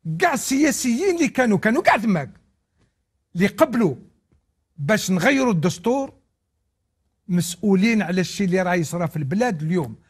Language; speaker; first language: Arabic; non-native, local second language; Kabyle